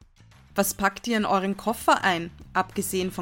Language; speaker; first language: German; native; German